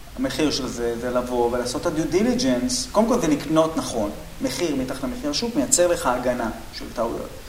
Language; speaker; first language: Hebrew; native; Hebrew